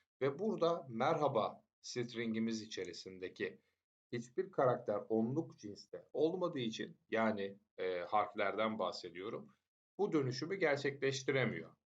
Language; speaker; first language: Turkish; native; Turkish